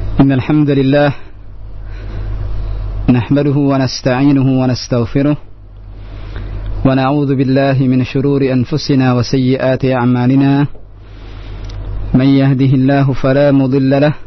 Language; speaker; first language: Arabic; non-native, fluent; Indonesian